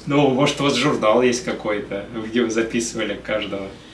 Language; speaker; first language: Russian; native; Russian